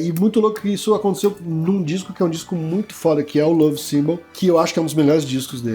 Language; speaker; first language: Portuguese; native; Portuguese